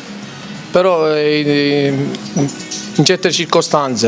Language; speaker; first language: Italian; native; Italian